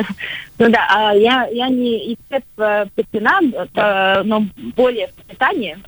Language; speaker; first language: Russian; non-native, local second language; Latvian